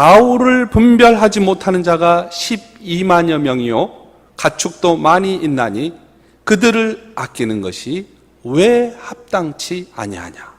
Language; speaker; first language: Korean; native; Korean